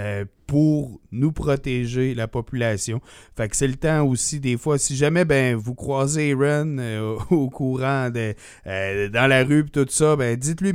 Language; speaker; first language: French; native; French